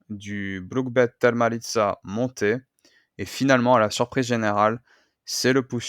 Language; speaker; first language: French; native; French